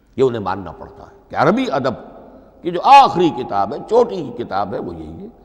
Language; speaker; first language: Urdu; native; Urdu